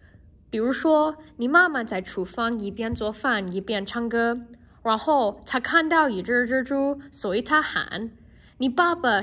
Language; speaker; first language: Chinese; non-native, learner; English